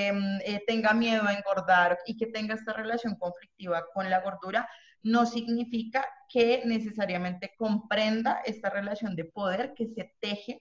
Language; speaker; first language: Spanish; native; Spanish